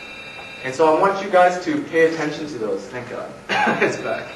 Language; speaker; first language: English; native; English